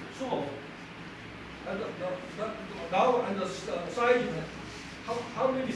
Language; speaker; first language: English; non-native, learner; Korean